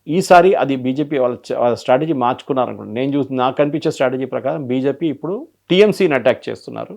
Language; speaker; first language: Telugu; non-native, local second language; Malayalam